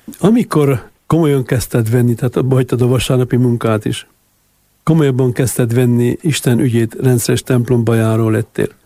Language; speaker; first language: Hungarian; native; Hungarian